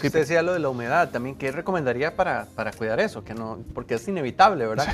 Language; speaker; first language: Spanish; native; Spanish